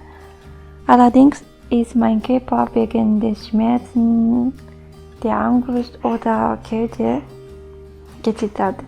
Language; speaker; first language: German; non-native, fluent; Japanese